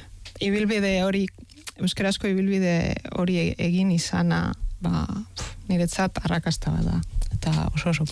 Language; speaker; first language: Basque; non-native, fluent; Catalan